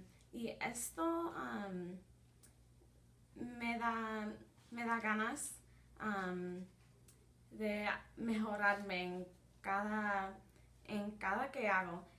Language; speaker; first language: Spanish; early bilingual, heritage; Spanish